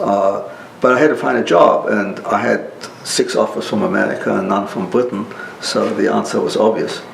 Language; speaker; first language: English; non-native, local second language; German